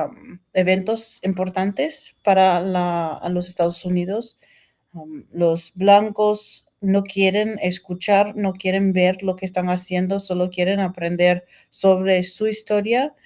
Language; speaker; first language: Spanish; non-native, fluent; English